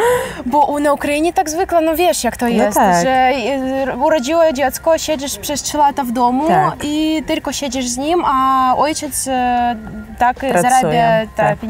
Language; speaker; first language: Polish; non-native, fluent; Ukrainian